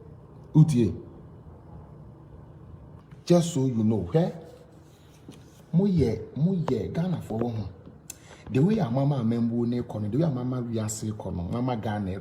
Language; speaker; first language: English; non-native, local second language; Akan